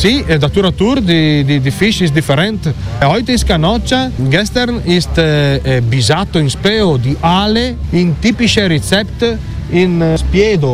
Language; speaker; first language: German; non-native, learner; Italian